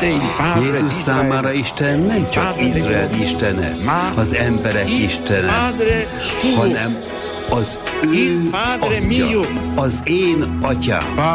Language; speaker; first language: Hungarian; native; Hungarian